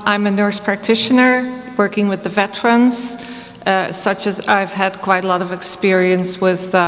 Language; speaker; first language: English; non-native, fluent; Dutch